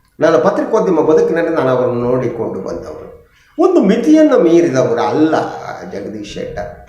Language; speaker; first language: Kannada; native; Kannada